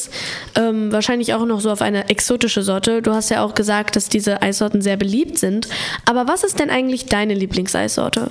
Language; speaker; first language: German; native; German